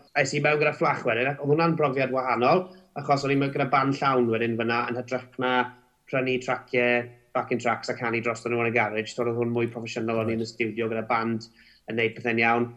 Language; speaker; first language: Welsh; native; Welsh